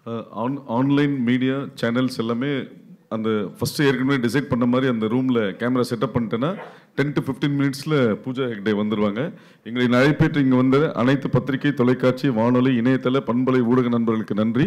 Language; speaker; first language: Tamil; native; Tamil